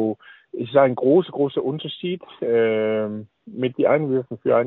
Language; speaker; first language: German; non-native, learner; Danish